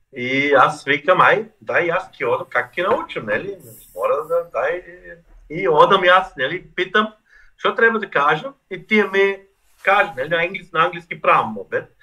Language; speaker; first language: Macedonian; non-native, fluent; German